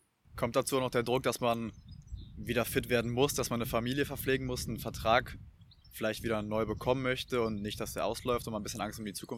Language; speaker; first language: German; native; German